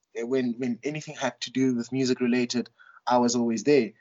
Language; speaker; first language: English; non-native, local second language; Tswana